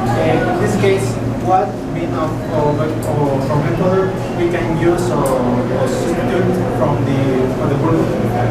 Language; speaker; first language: English; non-native, learner; Spanish